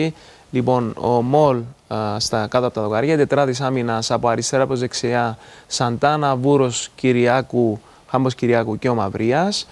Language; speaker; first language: Greek; native; Greek